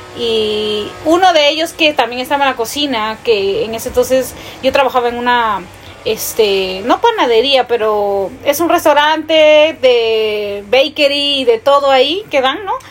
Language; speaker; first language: Spanish; native; Spanish